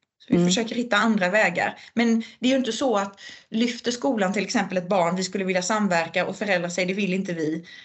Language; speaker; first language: Swedish; native; Swedish